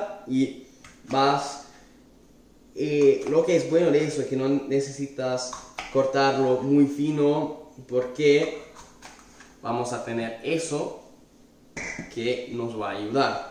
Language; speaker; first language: Spanish; non-native, fluent; Italian